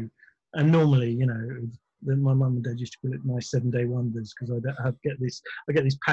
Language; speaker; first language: English; native; English